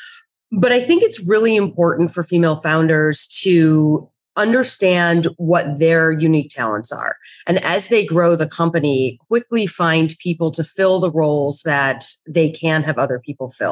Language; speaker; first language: English; native; English